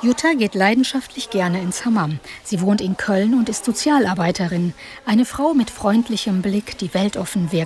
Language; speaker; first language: German; native; German